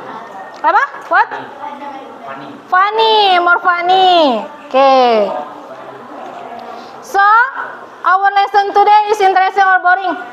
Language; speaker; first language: English; non-native, fluent; Indonesian